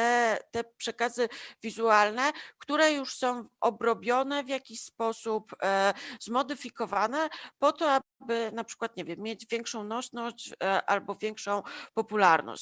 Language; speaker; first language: Polish; native; Polish